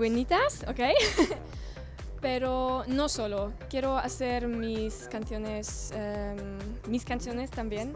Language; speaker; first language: Spanish; non-native, learner; German